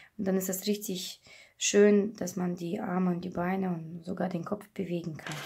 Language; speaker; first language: German; non-native, fluent; Russian